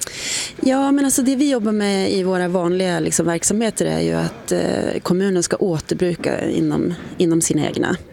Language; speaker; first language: Swedish; native; Swedish